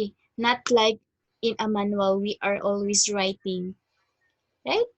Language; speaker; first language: English; non-native, fluent; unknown